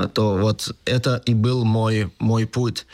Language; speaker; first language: Russian; non-native, learner; Lithuanian